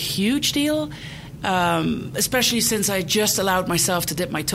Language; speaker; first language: English; non-native, fluent; Dutch